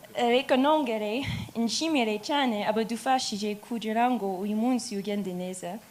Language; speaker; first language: Kinyarwanda; non-native, learner; English